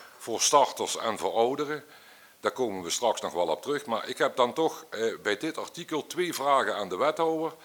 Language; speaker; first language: Dutch; native; Dutch